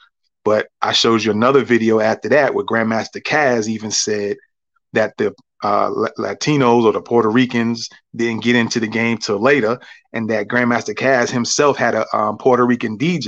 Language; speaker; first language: English; native; English